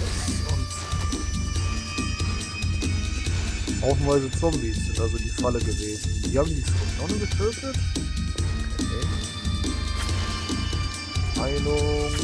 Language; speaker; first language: German; native; German